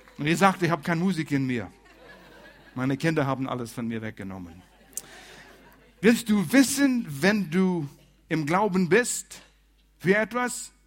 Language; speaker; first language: German; non-native, fluent; English